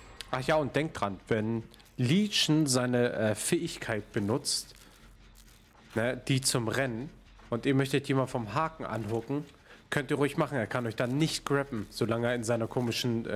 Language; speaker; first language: German; native; German